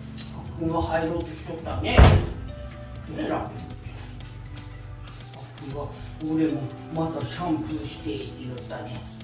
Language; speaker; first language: Japanese; native; Japanese